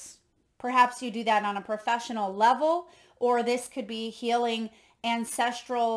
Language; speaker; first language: English; native; English